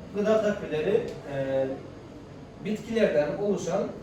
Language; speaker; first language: Turkish; non-native, fluent; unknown